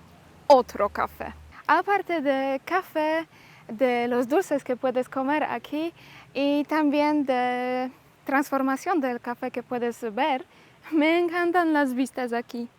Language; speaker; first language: Spanish; non-native, learner; Polish